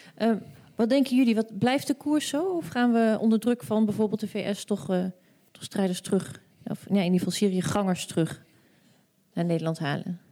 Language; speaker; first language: Dutch; native; Dutch